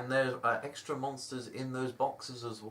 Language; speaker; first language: English; native; English